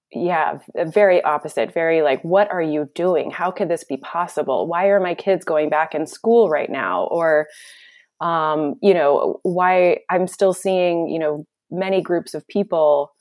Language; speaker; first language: English; native; English